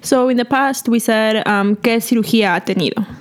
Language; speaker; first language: Spanish; early bilingual, heritage; English